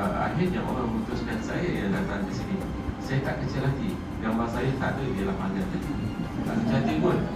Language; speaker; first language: Malay; native; Malay